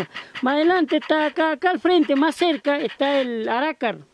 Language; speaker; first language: Spanish; native; Spanish